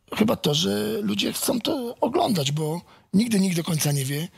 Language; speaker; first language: Polish; native; Polish